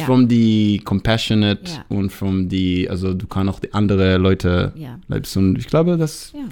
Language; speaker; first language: German; non-native, learner; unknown